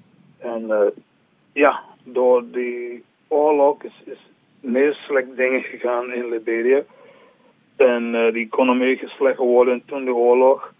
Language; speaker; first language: Dutch; non-native, learner; English